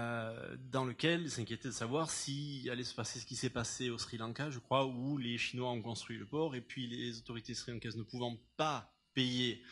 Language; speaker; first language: French; native; French